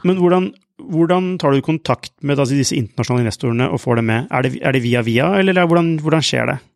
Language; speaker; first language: Norwegian; native; Norwegian